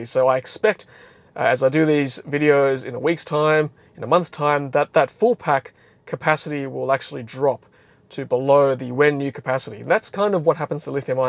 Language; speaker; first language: English; native; English